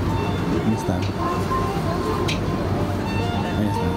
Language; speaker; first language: Spanish; native; Spanish